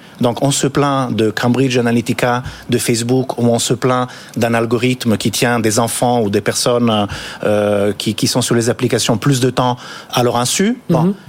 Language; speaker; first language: French; non-native, fluent; Italian